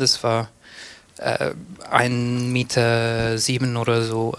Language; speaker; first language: German; non-native, fluent; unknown